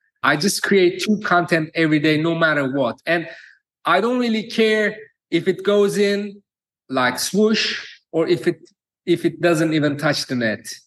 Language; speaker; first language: English; non-native, fluent; Turkish